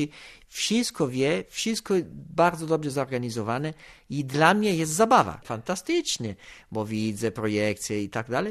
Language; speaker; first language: Polish; non-native, learner; Italian